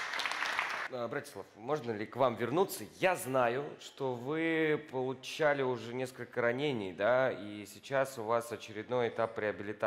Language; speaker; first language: Russian; native; Russian